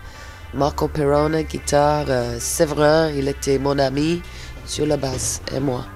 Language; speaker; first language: French; non-native, fluent; English